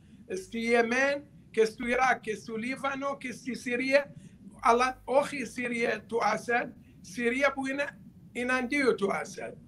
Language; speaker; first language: Greek; non-native, learner; Arabic